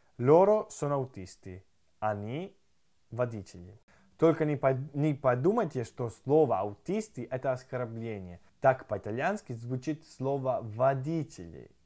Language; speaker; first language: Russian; non-native, fluent; Italian